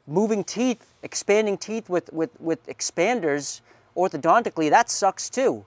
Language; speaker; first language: English; native; English